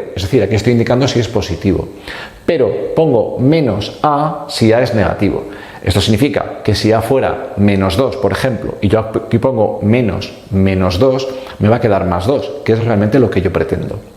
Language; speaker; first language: Spanish; native; Spanish